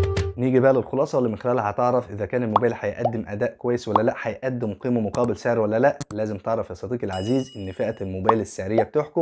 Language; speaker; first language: Arabic; native; Arabic